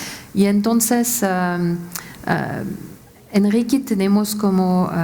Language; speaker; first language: Spanish; non-native, fluent; French